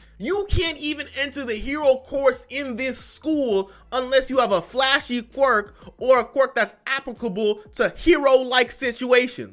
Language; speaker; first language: English; native; English